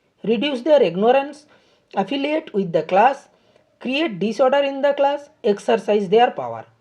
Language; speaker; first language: English; non-native, local second language; Bangla